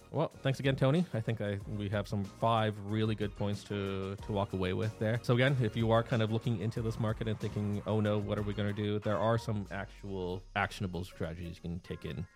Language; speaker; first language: English; native; English